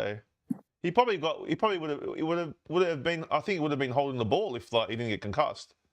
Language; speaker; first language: English; native; English